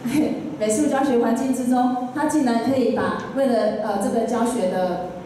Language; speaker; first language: Chinese; native; Chinese